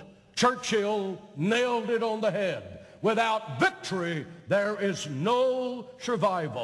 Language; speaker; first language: English; native; English